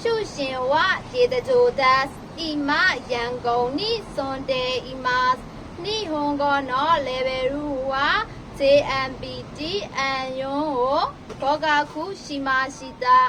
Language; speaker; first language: Japanese; non-native, learner; Burmese